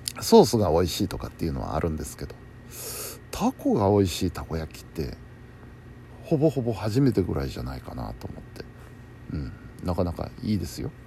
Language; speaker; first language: Japanese; native; Japanese